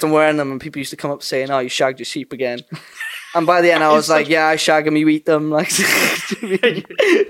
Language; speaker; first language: English; native; English